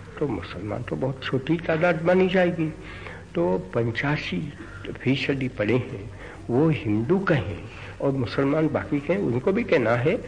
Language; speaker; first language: Hindi; non-native, local second language; Gujarati